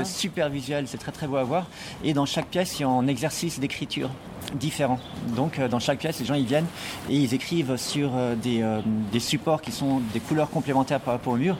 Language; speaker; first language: French; native; French